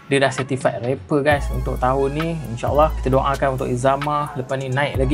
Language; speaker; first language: Malay; native; Malay